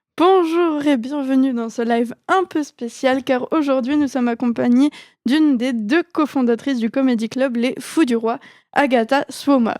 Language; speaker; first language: French; native; French